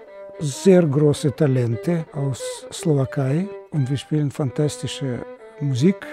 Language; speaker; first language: German; non-native, learner; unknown